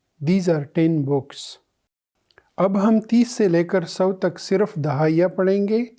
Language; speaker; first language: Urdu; non-native, local second language; Pashto